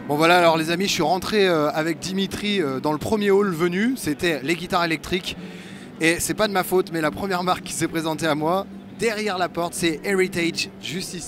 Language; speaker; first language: French; native; French